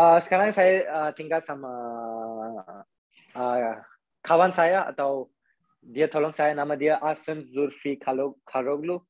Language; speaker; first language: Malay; non-native, local second language; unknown